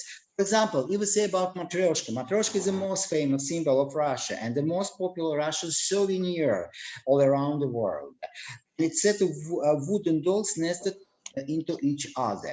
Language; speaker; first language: English; non-native, learner; Russian